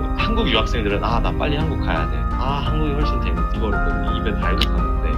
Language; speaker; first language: Korean; early bilingual, heritage; Korean